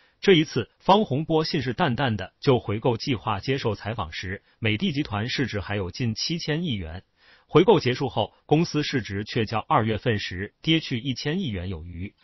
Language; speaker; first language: Chinese; native; Chinese